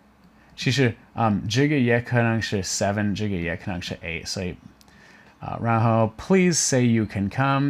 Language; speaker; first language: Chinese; non-native, fluent; English